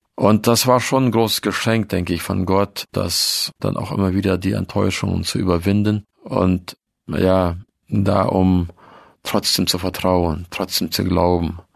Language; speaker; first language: German; early bilingual, other home language; Russian